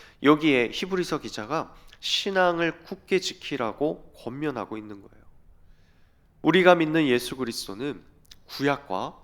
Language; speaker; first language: Korean; native; Korean